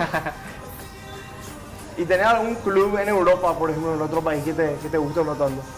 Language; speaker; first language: Spanish; native; Spanish